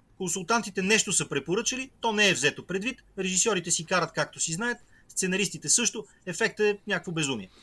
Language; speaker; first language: Bulgarian; native; Bulgarian